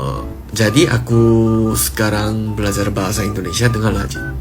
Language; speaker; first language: Indonesian; non-native, learner; Korean